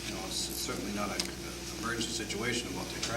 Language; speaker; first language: English; native; English